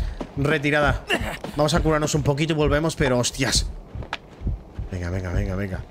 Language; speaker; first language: Spanish; native; Spanish